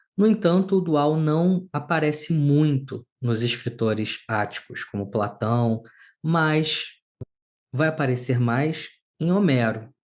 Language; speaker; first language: Portuguese; native; Portuguese